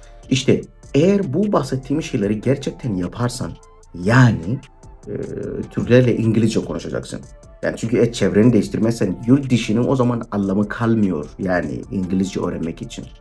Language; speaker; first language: Turkish; non-native, fluent; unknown